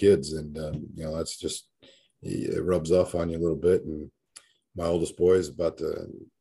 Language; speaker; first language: English; native; English